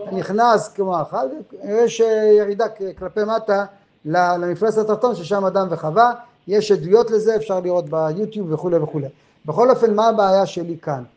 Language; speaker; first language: Hebrew; non-native, fluent; French